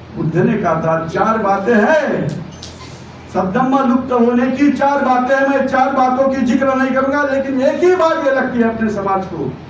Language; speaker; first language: Hindi; non-native, local second language; Marathi